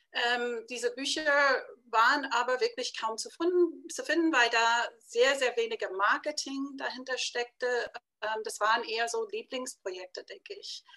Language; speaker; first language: German; non-native, fluent; English